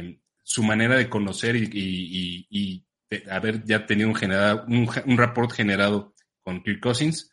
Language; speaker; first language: Spanish; native; Spanish